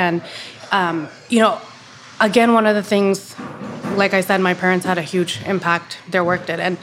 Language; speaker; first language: English; non-native, local second language; Urdu